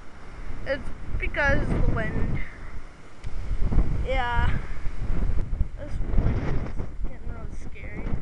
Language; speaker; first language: English; native; English